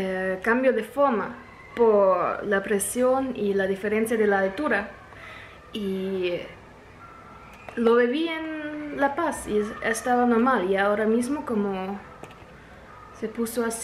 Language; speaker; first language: Spanish; non-native, fluent; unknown